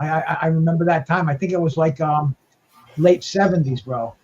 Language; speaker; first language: English; native; English